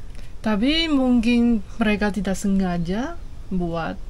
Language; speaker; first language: Indonesian; non-native, fluent; Chinese